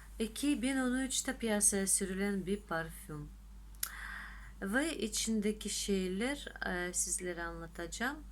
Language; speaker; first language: Turkish; non-native, fluent; Russian